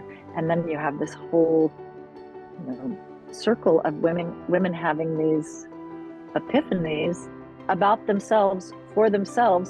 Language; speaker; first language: English; native; English